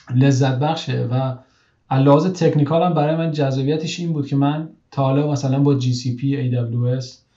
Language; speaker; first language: Persian; native; Persian